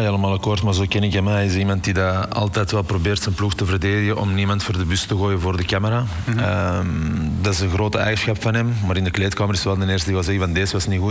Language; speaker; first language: Dutch; native; Dutch